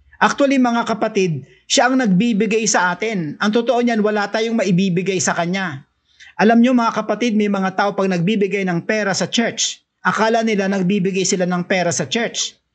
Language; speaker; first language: Filipino; non-native, local second language; Cebuano